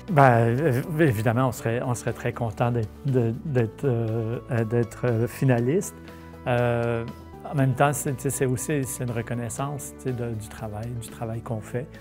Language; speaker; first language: French; native; French